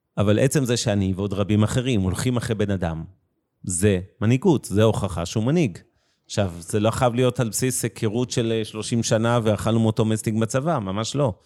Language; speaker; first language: Hebrew; native; Hebrew